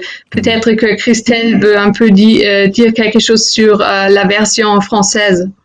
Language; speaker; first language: French; non-native, fluent; German